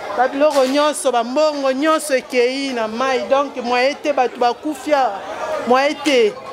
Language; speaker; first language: Lingala; native; Lingala